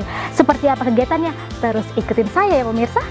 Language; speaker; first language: Indonesian; native; Indonesian